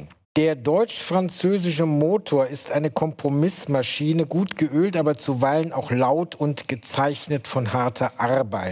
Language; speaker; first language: German; native; German